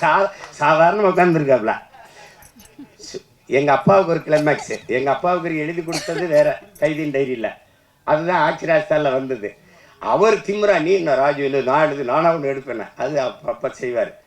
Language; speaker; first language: Tamil; native; Tamil